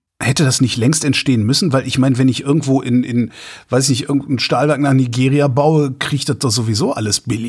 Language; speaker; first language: German; native; German